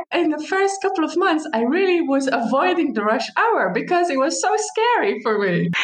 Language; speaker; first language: English; non-native, fluent; Arabic